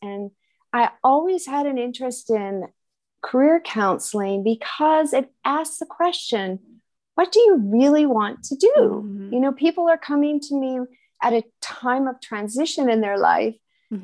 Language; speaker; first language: English; native; English